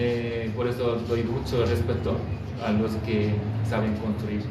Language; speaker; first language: Spanish; non-native, fluent; Korean